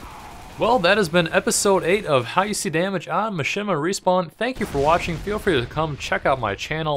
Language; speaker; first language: English; native; English